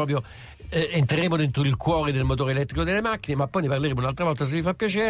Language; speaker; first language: Italian; native; Italian